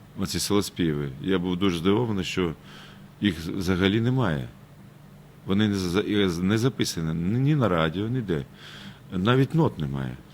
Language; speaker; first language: Ukrainian; non-native, fluent; Crimean Tatar